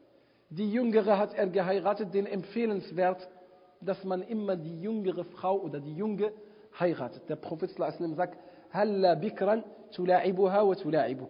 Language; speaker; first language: German; non-native, fluent; Arabic